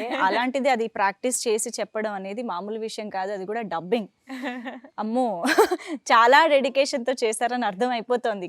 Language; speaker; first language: Telugu; native; Telugu